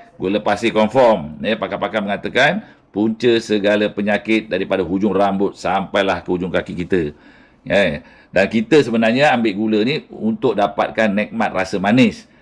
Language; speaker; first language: Malay; native; Malay